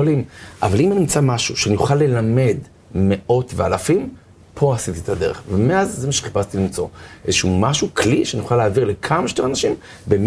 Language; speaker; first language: Hebrew; native; Hebrew